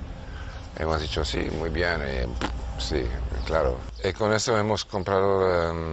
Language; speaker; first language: Spanish; non-native, fluent; English